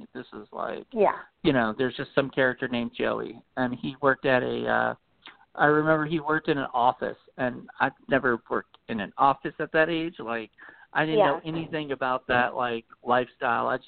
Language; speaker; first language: English; native; English